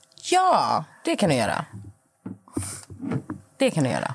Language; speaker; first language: Swedish; native; Swedish